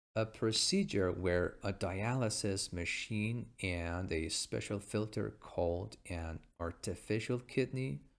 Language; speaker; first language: English; non-native, fluent; Persian